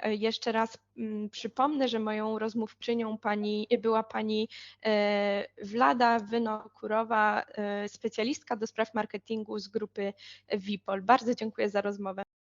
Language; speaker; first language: Polish; native; Polish